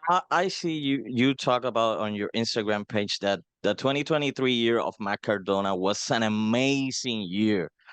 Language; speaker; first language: English; non-native, fluent; Spanish